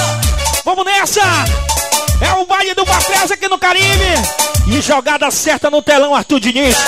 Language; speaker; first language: Portuguese; native; Portuguese